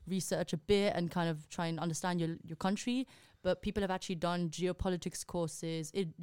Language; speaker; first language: English; non-native, fluent; Spanish